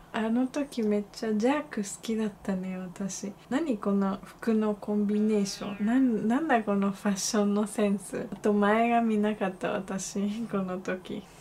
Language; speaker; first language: Japanese; non-native, fluent; Spanish